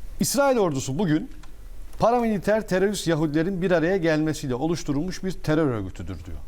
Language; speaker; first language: Turkish; native; Turkish